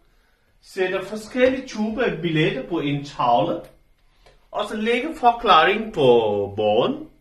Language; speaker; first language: Danish; non-native, learner; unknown